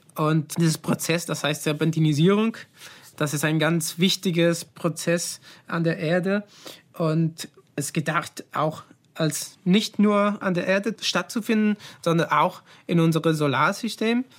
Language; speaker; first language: German; non-native, fluent; Italian